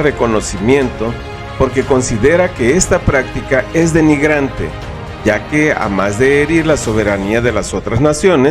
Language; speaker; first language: Spanish; native; Spanish